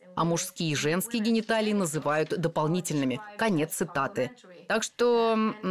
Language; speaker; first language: Russian; non-native, fluent; Swedish